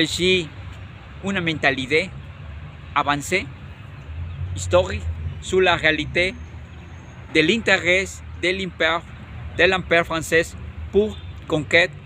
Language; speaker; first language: French; non-native, learner; Spanish